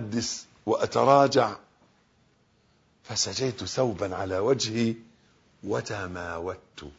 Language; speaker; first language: Arabic; native; Arabic